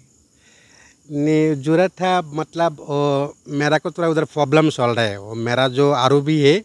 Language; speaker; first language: Hindi; non-native, learner; Bangla